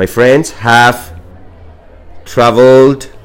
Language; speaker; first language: English; non-native, fluent; Spanish